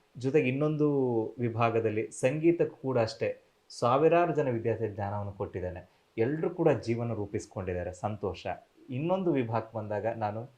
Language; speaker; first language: Kannada; native; Kannada